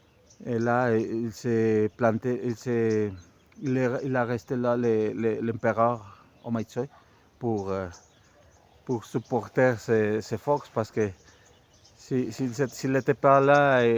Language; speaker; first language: French; non-native, fluent; Spanish